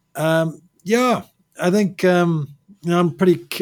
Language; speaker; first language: English; native; English